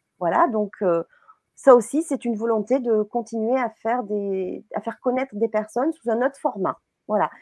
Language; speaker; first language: French; native; French